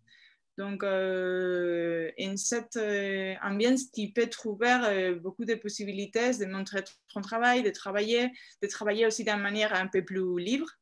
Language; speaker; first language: French; non-native, fluent; Spanish